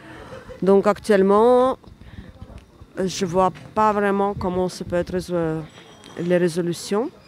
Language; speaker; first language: French; non-native, fluent; Ukrainian